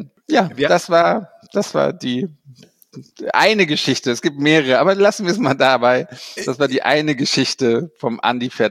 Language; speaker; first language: German; native; German